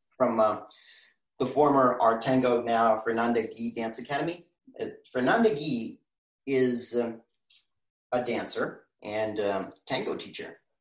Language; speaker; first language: English; early bilingual, other home language; Russian